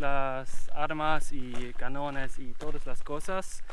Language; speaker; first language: Spanish; non-native, learner; German